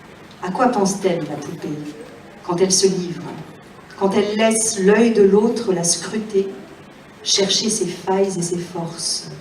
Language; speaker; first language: French; native; French